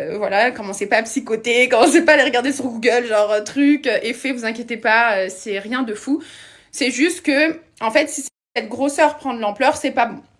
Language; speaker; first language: French; native; French